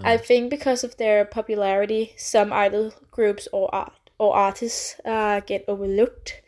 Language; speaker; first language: English; non-native, fluent; Danish